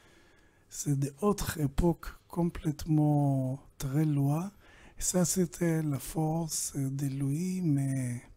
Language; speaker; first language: French; non-native, learner; Hebrew